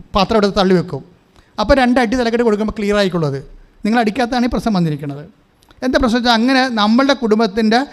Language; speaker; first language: Malayalam; native; Malayalam